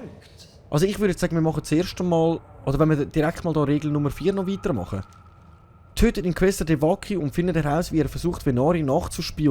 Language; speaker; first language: German; native; German